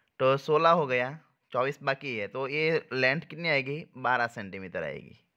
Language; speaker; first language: Hindi; non-native, local second language; Gujarati